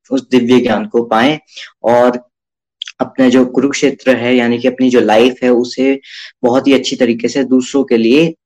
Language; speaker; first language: Hindi; native; Hindi